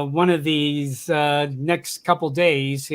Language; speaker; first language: English; native; English